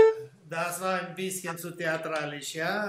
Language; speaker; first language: German; non-native, fluent; Armenian